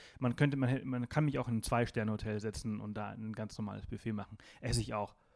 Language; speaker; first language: German; non-native, fluent; Spanish